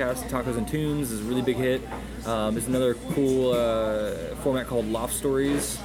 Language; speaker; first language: English; native; English